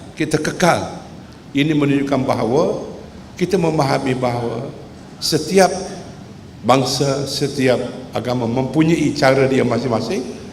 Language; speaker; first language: Malay; native; Malay